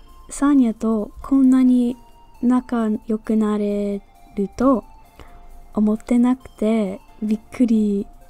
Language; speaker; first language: Japanese; non-native, fluent; English